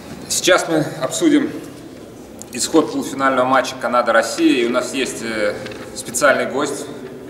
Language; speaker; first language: Russian; native; Russian